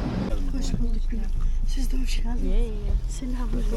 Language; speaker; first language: Turkish; native; Turkish